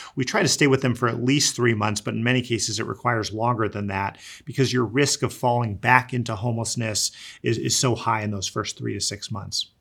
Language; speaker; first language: English; native; English